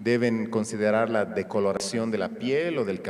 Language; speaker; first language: Spanish; native; Spanish